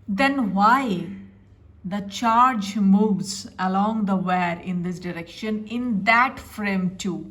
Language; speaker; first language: English; non-native, local second language; Bangla